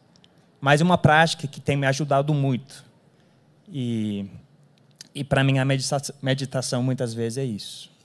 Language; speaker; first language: Portuguese; non-native, fluent; English